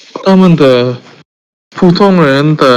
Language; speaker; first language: Chinese; non-native, learner; Indonesian